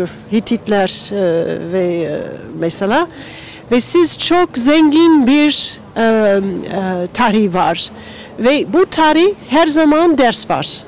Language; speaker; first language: Turkish; non-native, learner; English